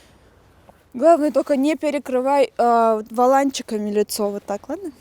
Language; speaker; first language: Russian; native; Russian